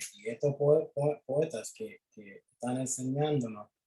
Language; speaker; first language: Spanish; early bilingual, other home language; English